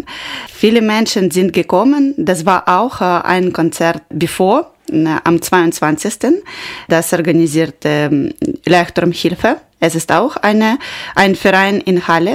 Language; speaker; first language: German; non-native, learner; Ukrainian